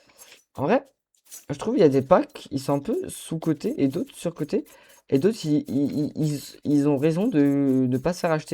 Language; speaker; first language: French; native; French